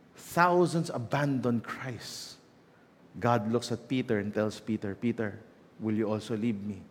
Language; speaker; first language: English; non-native, local second language; Filipino